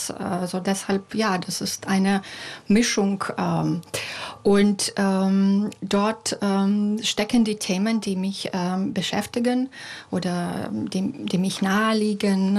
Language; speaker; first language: German; non-native, fluent; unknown